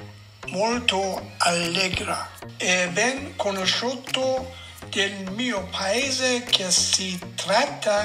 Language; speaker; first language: Italian; non-native, learner; Persian